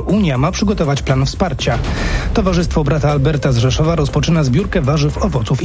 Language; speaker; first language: Polish; native; Polish